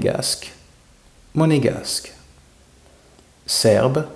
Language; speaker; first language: French; non-native, fluent; English